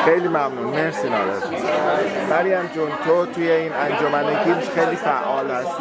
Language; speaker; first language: Persian; native; Persian